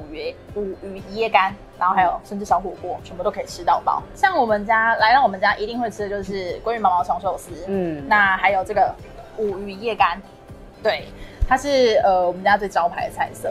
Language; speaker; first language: Chinese; native; Chinese